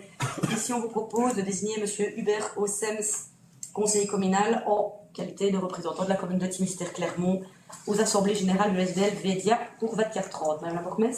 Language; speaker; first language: French; native; French